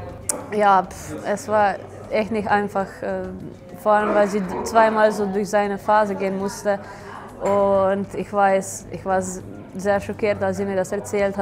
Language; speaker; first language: German; non-native, fluent; Slovenian